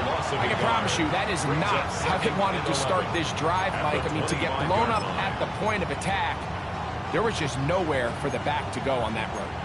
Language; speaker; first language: English; native; English